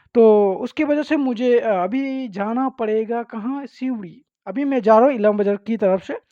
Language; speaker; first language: Hindi; non-native, local second language; Bangla